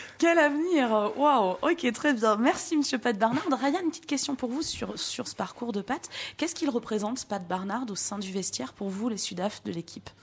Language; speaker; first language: French; native; French